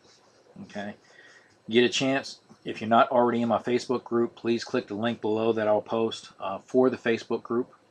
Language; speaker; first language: English; native; English